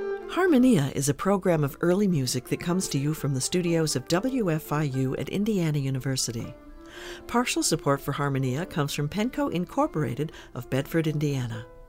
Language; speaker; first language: English; native; English